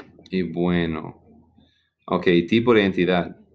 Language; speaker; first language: Spanish; non-native, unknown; English